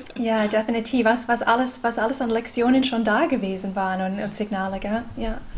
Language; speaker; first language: German; non-native, fluent; English